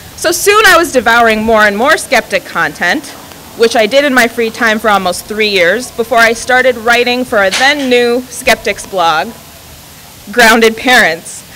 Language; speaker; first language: English; native; English